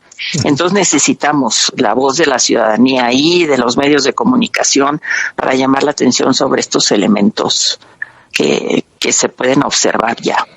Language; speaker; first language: Spanish; native; Spanish